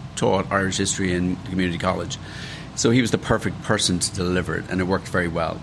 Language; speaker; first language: English; native; English